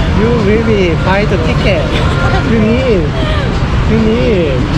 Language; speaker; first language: English; non-native, learner; Korean